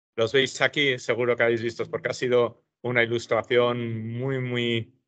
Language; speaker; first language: Spanish; native; Spanish